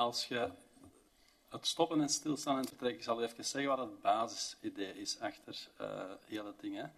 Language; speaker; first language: Dutch; native; Dutch